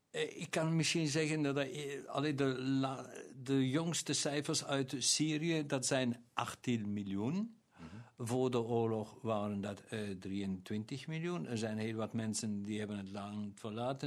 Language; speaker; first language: Dutch; non-native, local second language; German